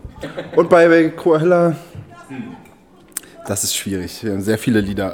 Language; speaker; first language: German; native; German